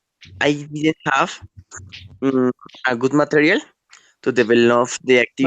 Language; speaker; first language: English; non-native, learner; Spanish